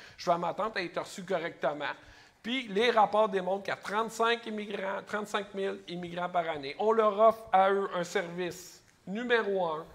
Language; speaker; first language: French; native; French